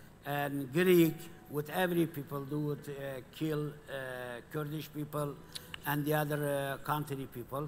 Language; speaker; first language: English; non-native, learner; Kurdish